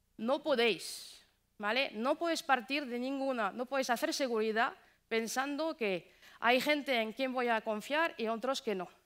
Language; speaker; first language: Spanish; non-native, fluent; French